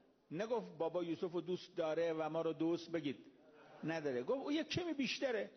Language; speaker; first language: Persian; native; Persian